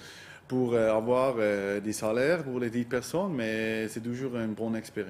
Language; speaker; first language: French; non-native, local second language; German